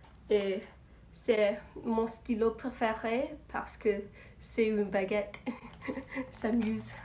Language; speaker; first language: French; non-native, learner; English